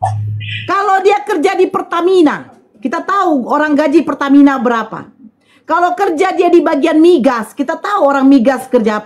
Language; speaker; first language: Indonesian; native; Indonesian